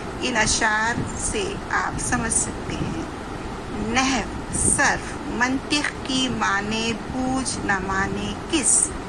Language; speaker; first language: Urdu; native; Urdu